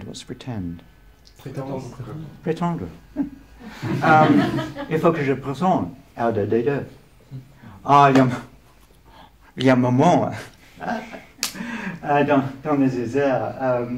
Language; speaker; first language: French; non-native, learner; English